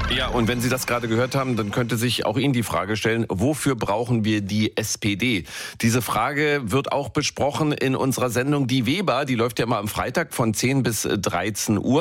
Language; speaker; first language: German; native; German